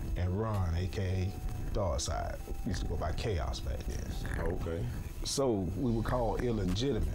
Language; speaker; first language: English; native; English